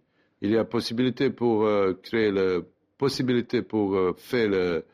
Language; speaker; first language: French; non-native, learner; Serbian